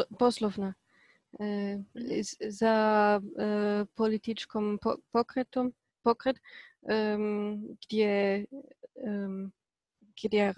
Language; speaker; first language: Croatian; non-native, learner; Polish